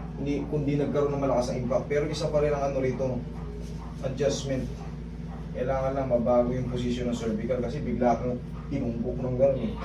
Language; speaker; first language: Filipino; native; Filipino